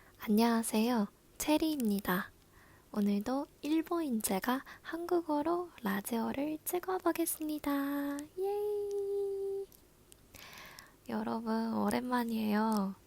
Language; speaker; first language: Korean; non-native, learner; Japanese